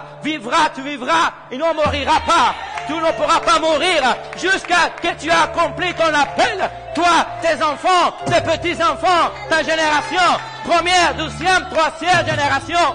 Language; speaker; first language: French; non-native, fluent; Spanish